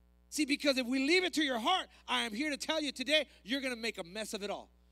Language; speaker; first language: English; early bilingual, other home language; Spanish